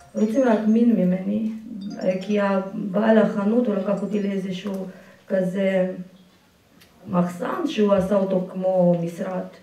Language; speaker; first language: Hebrew; non-native, fluent; Russian